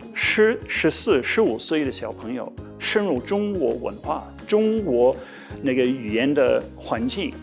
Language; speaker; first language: Chinese; non-native, fluent; English